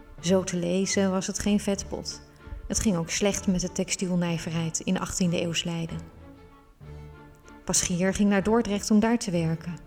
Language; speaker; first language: Dutch; native; Dutch